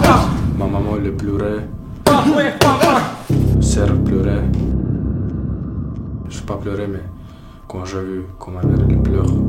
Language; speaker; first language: French; non-native, learner; Ukrainian